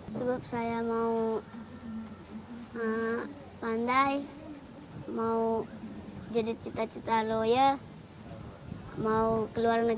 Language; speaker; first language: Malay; early bilingual, other home language; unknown